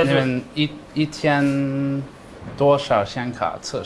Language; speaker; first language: Chinese; non-native, learner; English